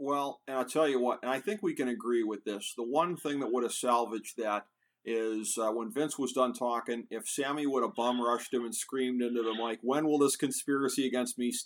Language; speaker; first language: English; native; English